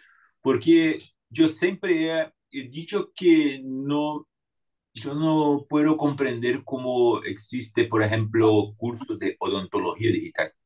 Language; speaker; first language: Spanish; non-native, fluent; Portuguese